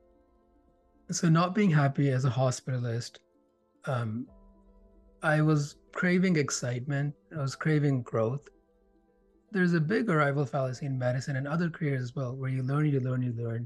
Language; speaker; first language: English; non-native, local second language; Hindi